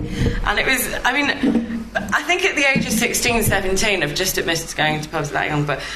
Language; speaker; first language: English; native; English